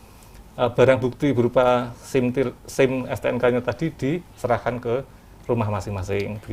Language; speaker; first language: Indonesian; native; Indonesian